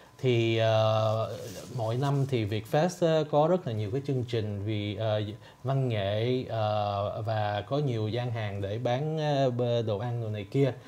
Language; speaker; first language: Vietnamese; early bilingual, heritage; Vietnamese